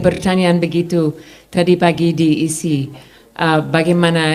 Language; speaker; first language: Indonesian; non-native, fluent; English